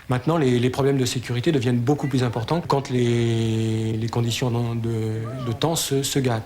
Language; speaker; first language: French; native; French